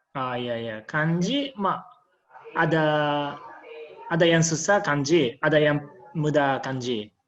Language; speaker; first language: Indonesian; non-native, learner; Japanese